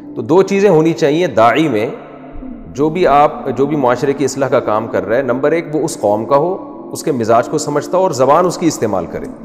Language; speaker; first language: Urdu; native; Urdu